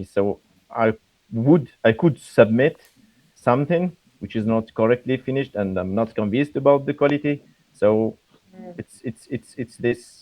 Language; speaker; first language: English; non-native, fluent; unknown